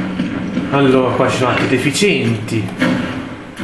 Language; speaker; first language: Italian; native; Italian